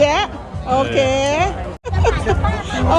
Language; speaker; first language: English; non-native, learner; Thai